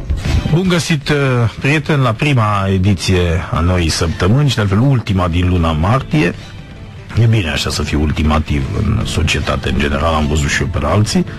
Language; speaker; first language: Romanian; native; Romanian